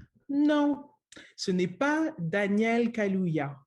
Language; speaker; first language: French; non-native, learner; English